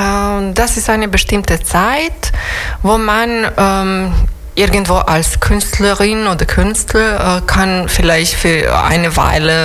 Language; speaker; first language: German; non-native, fluent; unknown